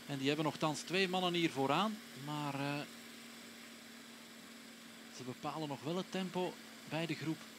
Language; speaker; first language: Dutch; native; Dutch